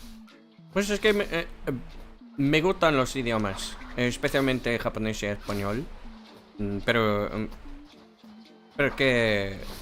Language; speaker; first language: Spanish; non-native, fluent; English